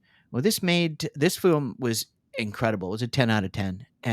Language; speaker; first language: English; native; English